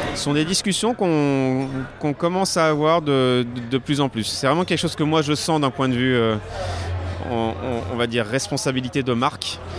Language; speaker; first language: French; native; French